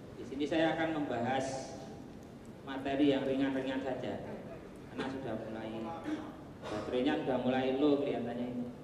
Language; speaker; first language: Indonesian; non-native, local second language; Javanese